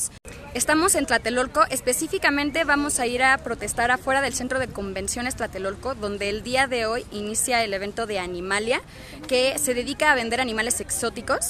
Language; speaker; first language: Spanish; native; Spanish